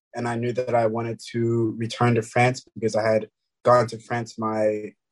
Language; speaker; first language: English; early bilingual, other home language; French